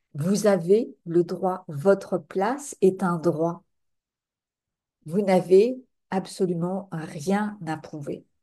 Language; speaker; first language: French; native; French